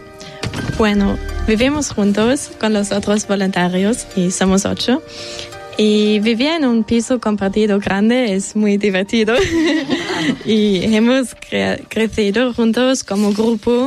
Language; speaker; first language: Spanish; non-native, fluent; German